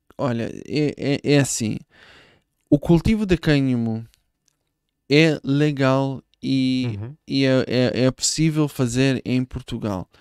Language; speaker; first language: Portuguese; non-native, fluent; Hebrew